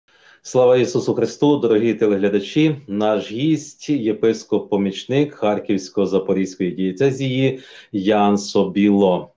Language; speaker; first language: Ukrainian; native; Ukrainian